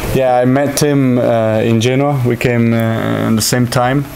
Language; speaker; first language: English; non-native, fluent; German